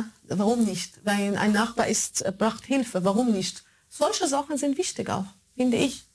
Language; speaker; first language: German; non-native, fluent; Arabic